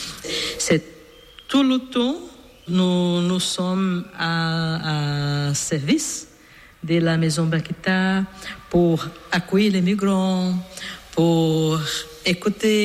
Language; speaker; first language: French; non-native, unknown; Portuguese